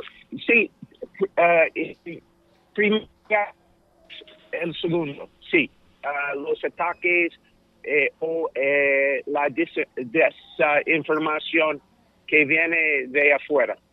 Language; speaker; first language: Spanish; non-native, fluent; English